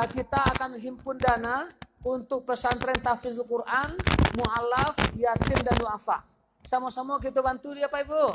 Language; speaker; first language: Indonesian; non-native, local second language; Minangkabau